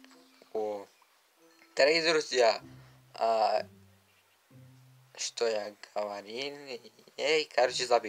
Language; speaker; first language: Russian; non-native, learner; Uzbek